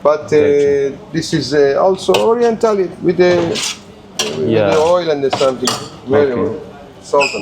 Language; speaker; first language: English; non-native, learner; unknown